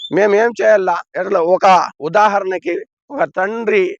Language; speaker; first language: Telugu; non-native, local second language; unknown